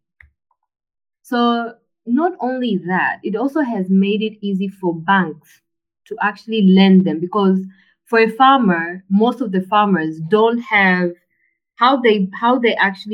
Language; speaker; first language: English; non-native, local second language; Swahili